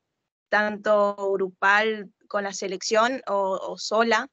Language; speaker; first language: Spanish; native; Spanish